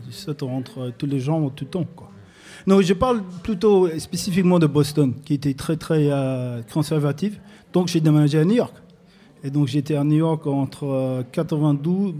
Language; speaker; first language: French; non-native, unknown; English